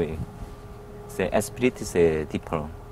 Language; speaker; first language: French; non-native, learner; Korean